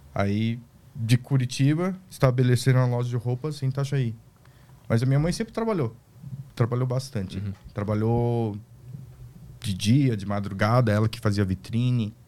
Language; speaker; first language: Portuguese; native; Portuguese